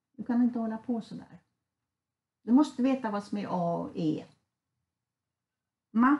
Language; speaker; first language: Swedish; native; Swedish